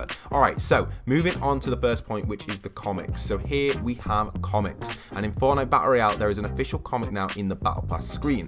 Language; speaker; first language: English; native; English